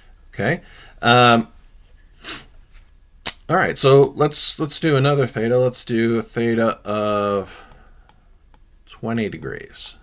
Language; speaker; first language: English; native; English